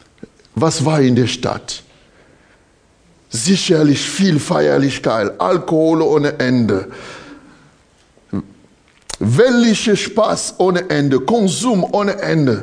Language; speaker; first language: German; non-native, fluent; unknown